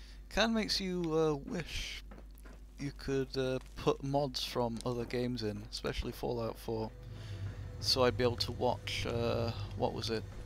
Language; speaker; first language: English; native; English